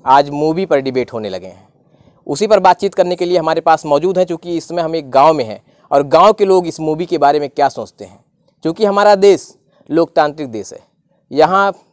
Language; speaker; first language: Hindi; native; Hindi